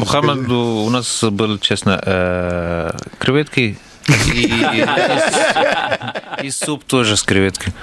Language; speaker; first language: Russian; non-native, learner; Arabic